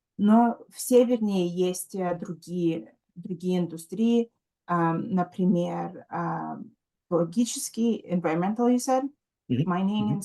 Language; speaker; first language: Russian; early bilingual, heritage; Russian